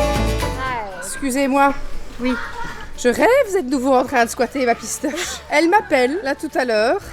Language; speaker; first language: French; native; French